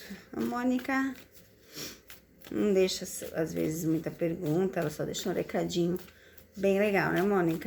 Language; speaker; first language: Portuguese; native; Portuguese